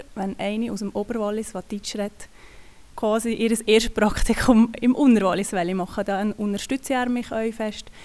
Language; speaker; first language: German; native; German